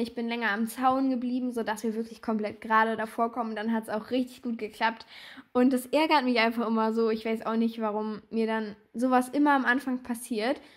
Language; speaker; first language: German; native; German